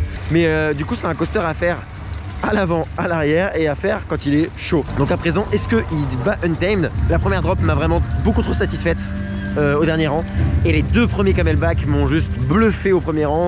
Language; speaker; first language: French; native; French